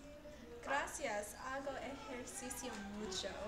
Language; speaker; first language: Spanish; non-native, learner; English